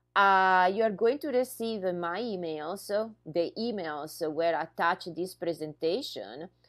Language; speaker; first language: English; non-native, fluent; Italian